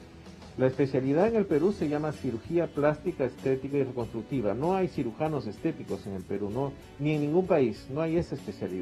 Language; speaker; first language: Spanish; native; Spanish